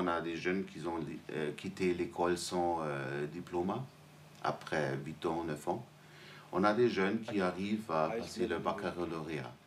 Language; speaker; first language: French; non-native, fluent; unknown